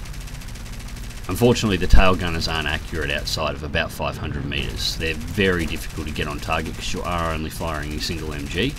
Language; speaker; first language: English; native; English